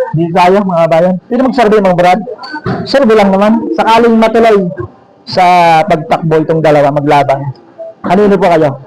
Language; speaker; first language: Filipino; non-native, local second language; Bikol